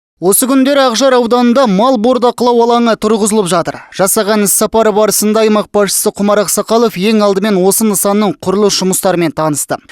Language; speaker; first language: Kazakh; native; Kazakh